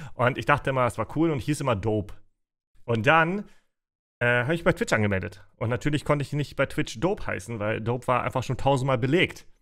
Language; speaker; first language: German; early bilingual, other home language; Russian